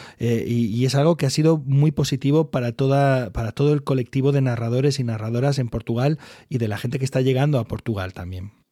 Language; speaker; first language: Spanish; native; Spanish